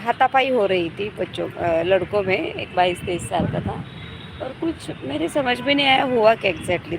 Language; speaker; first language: Hindi; non-native, local second language; Marathi